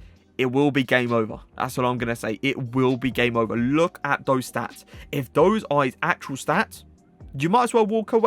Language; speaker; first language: English; native; English